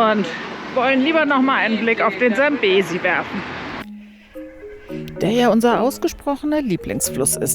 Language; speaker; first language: German; native; German